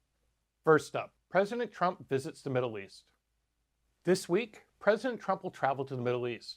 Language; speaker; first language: English; native; English